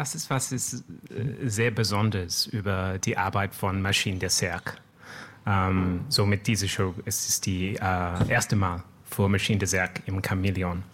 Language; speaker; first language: German; non-native, learner; French